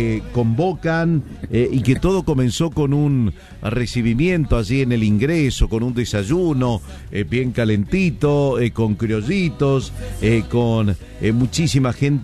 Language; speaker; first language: Spanish; native; Spanish